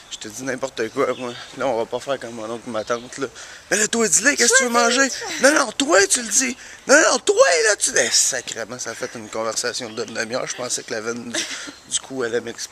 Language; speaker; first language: French; native; French